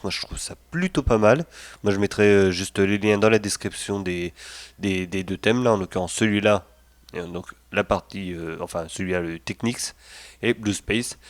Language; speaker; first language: French; native; French